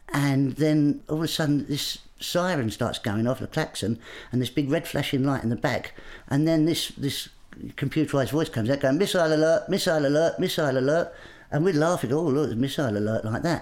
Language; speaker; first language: English; native; English